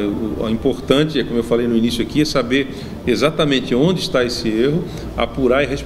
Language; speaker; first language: Portuguese; native; Portuguese